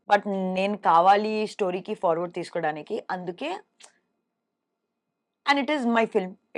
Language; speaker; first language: Telugu; non-native, learner; Hindi